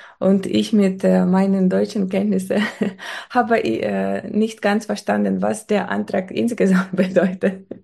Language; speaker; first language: German; non-native, fluent; Ukrainian